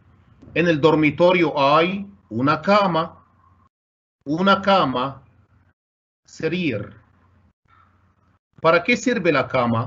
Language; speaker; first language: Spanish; non-native, fluent; Arabic